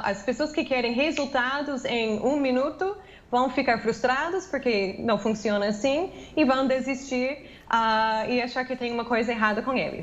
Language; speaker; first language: Portuguese; non-native, fluent; English